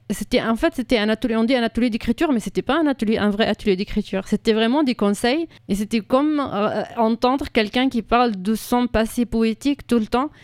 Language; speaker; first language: French; non-native, fluent; Arabic